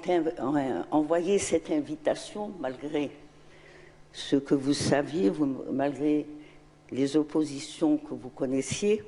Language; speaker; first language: French; non-native, local second language; Arabic